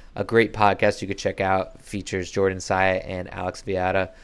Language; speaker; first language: English; native; English